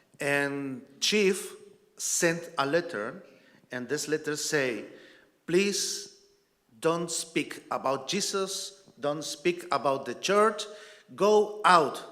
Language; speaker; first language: English; non-native, learner; Spanish